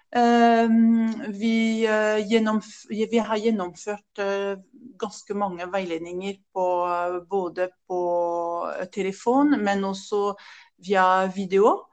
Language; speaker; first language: Norwegian; non-native, fluent; French